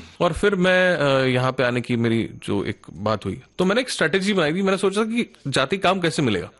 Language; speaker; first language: Hindi; non-native, local second language; Marathi